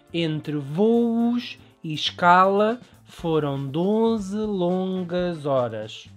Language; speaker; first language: Portuguese; early bilingual, other home language; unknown